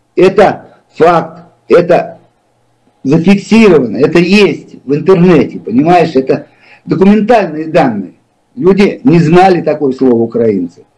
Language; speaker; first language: Russian; native; Russian